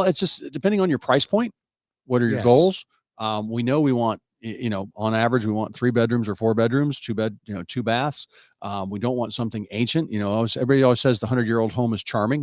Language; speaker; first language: English; native; English